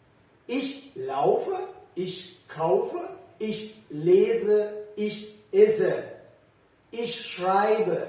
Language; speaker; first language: German; non-native, learner; Sinhala